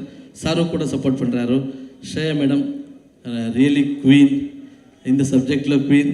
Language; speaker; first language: Tamil; non-native, learner; Kannada